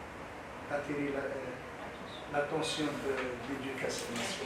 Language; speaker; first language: French; non-native, local second language; Arabic